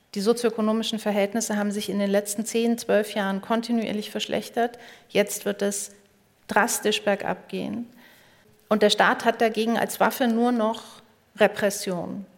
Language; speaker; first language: German; native; German